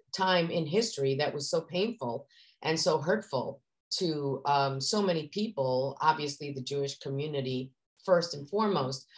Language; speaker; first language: English; native; English